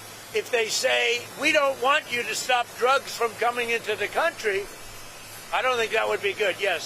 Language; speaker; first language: English; native; English